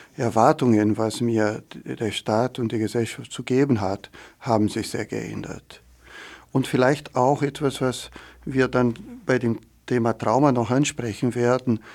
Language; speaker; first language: German; non-native, fluent; Portuguese